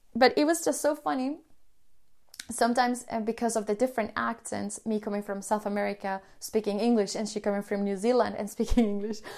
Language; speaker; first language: English; non-native, fluent; Spanish